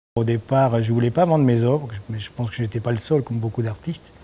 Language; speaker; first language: French; non-native, fluent; Spanish